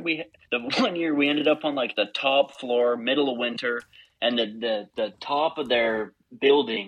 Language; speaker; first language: English; native; English